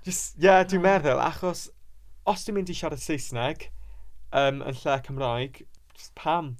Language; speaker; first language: Welsh; non-native, local second language; English